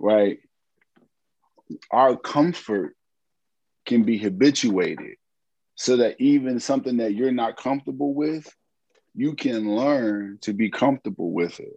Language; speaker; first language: English; native; English